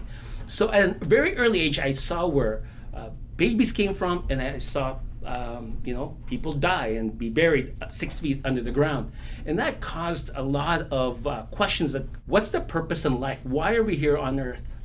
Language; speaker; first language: English; non-native, local second language; Filipino